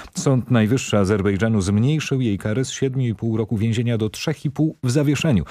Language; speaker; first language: Polish; native; Polish